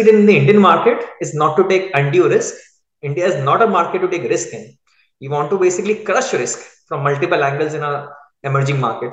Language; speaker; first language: English; non-native, local second language; Hindi